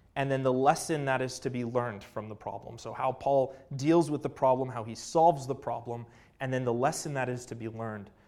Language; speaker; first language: English; native; English